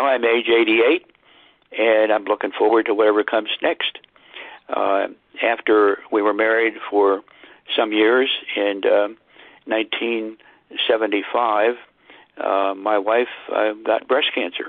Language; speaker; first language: English; native; English